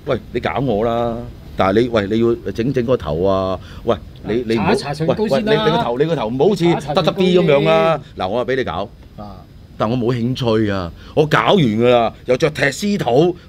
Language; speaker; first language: Cantonese; native; Cantonese